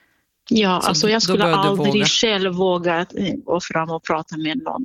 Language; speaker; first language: Swedish; non-native, fluent; Central Kurdish